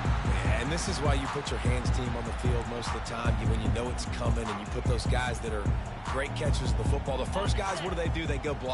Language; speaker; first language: English; native; English